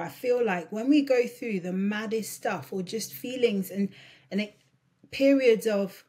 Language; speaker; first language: English; early bilingual, other home language; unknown